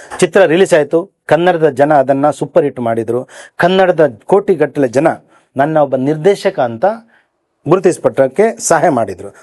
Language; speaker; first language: Kannada; native; Kannada